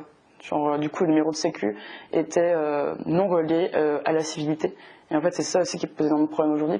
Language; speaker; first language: French; native; French